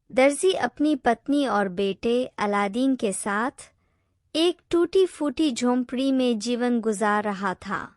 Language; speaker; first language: Hindi; native; Hindi